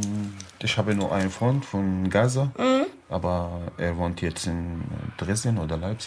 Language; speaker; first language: German; non-native, learner; Arabic